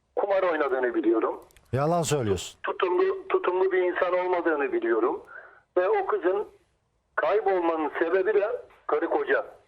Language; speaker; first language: Turkish; native; Turkish